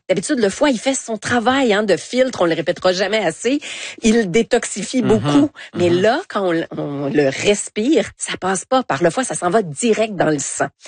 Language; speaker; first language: French; native; French